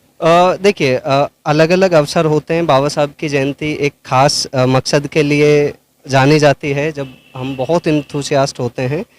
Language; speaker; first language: Hindi; native; Hindi